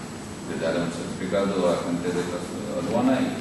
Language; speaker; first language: Spanish; non-native, local second language; Urdu